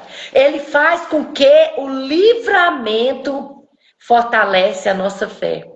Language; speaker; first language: Portuguese; native; Portuguese